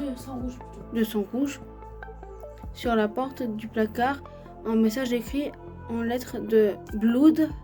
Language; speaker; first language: French; native; French